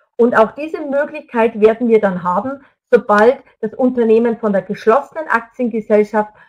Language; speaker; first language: German; native; German